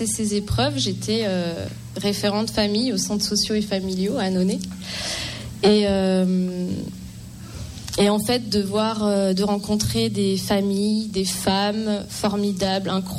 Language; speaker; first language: French; native; French